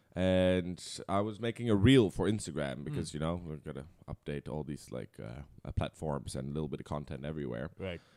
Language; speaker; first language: English; non-native, fluent; Dutch